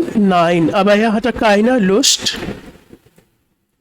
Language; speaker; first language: German; non-native, fluent; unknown